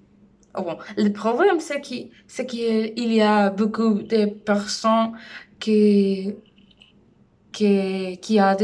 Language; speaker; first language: French; non-native, learner; Spanish